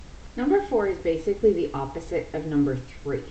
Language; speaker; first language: English; native; English